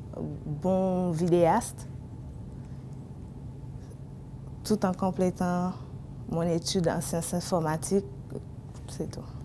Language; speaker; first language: French; non-native, local second language; Haitian Creole